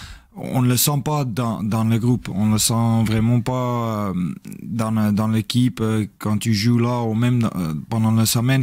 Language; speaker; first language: French; non-native, learner; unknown